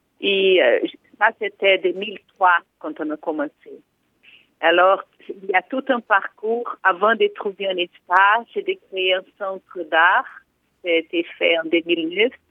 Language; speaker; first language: French; non-native, fluent; Portuguese